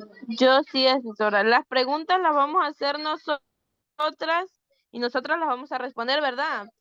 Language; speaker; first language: Spanish; native; Spanish